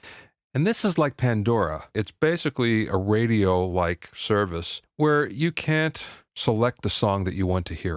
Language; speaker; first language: English; native; English